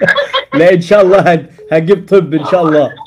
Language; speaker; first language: Arabic; native; Arabic